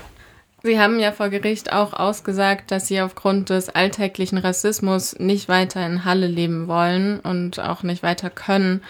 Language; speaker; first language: German; native; German